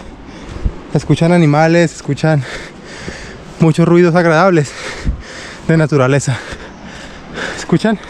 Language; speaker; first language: Spanish; native; Spanish